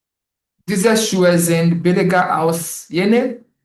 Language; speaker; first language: German; non-native, learner; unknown